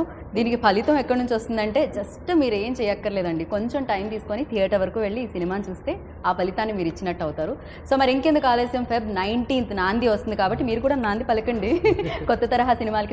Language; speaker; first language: Telugu; native; Telugu